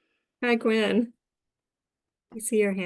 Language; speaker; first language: English; native; English